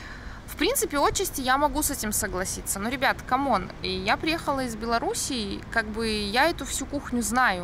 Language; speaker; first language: Russian; native; Russian